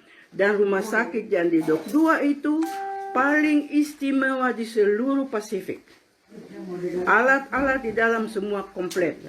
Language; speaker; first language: Indonesian; non-native, local second language; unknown